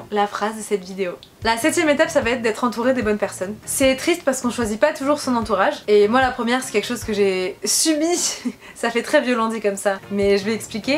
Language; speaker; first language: French; native; French